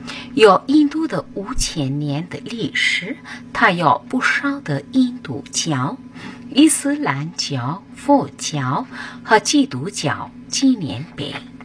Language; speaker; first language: Chinese; non-native, fluent; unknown